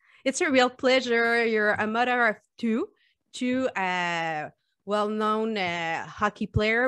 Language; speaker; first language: English; non-native, fluent; French